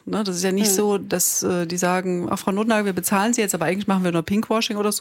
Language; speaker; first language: German; native; German